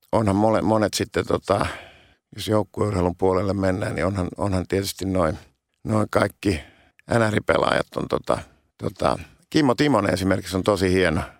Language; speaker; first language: Finnish; native; Finnish